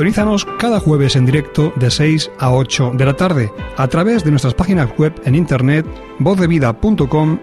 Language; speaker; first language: Spanish; native; Spanish